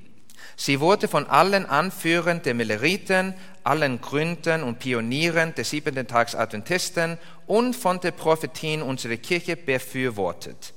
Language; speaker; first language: German; non-native, learner; Icelandic